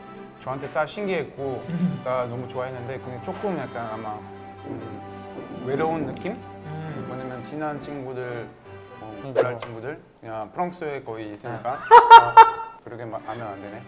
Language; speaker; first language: Korean; non-native, fluent; French